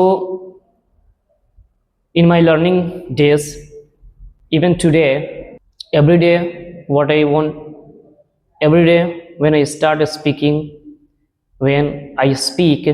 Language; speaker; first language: English; non-native, learner; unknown